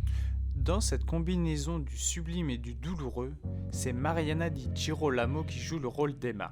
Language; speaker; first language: French; native; French